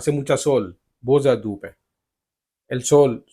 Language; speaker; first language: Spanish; non-native, fluent; Urdu